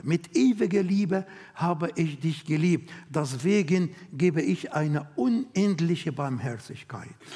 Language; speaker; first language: German; non-native, learner; Arabic